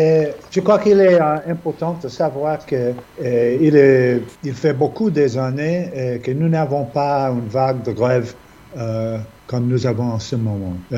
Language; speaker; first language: French; non-native, fluent; English